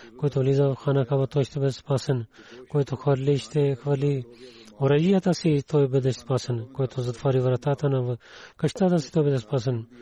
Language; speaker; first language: Bulgarian; non-native, learner; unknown